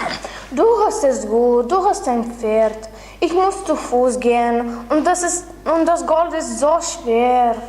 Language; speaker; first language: German; non-native, learner; Lithuanian